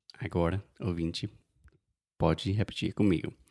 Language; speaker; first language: Portuguese; non-native, fluent; English